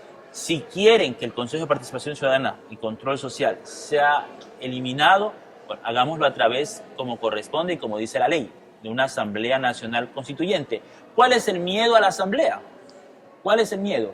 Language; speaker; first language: Spanish; native; Spanish